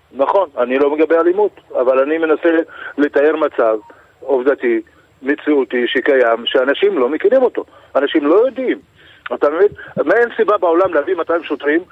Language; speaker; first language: Hebrew; non-native, local second language; Arabic